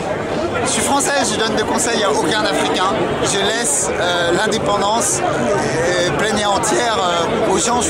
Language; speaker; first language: French; native; French